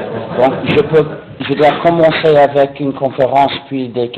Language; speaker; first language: French; non-native, fluent; English